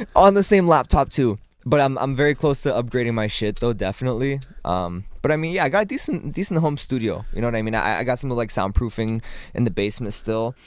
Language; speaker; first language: English; native; English